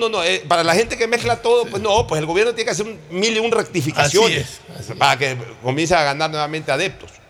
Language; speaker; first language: Spanish; native; Spanish